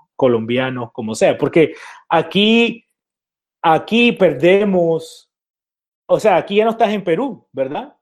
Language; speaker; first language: Spanish; early bilingual, heritage; Spanish